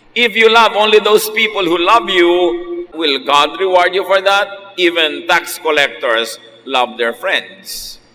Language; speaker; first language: English; non-native, local second language; Filipino